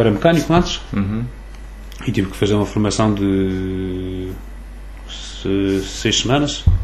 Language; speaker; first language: Portuguese; early bilingual, other home language; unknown